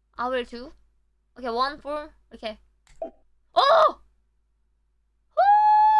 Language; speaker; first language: English; non-native, learner; Korean